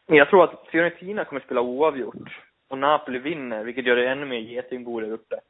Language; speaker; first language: Swedish; native; Swedish